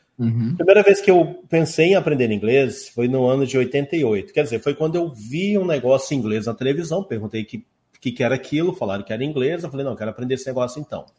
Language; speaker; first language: Portuguese; native; Portuguese